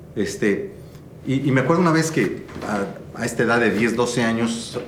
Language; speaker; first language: Spanish; native; Spanish